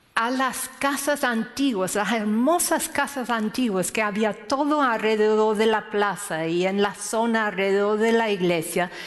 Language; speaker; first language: Spanish; non-native, fluent; English